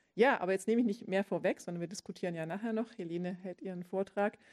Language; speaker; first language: German; native; German